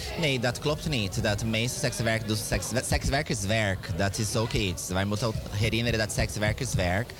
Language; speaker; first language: Dutch; non-native, learner; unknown